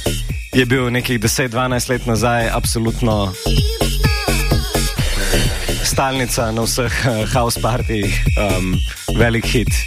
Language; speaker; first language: Slovenian; native; Slovenian